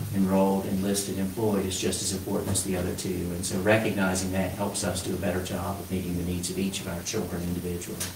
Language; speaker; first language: English; native; English